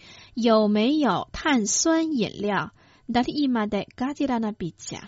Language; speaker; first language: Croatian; non-native, fluent; Chinese